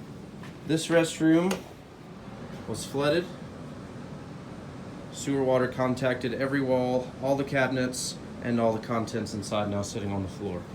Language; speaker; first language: English; native; English